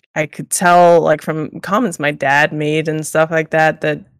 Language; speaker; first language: English; non-native, fluent; Danish